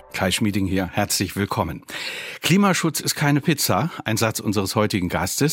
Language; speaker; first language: German; native; German